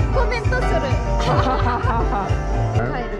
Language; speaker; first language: Japanese; non-native, learner; Filipino